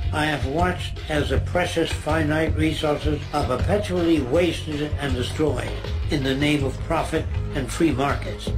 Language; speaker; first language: English; native; English